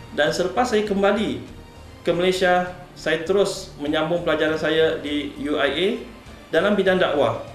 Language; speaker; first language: Malay; non-native, local second language; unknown